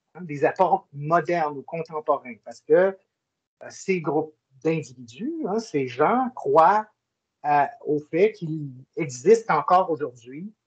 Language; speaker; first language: French; native; French